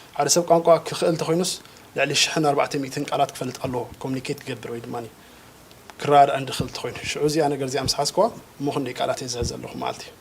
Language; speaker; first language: Tigrinya; native; Tigrinya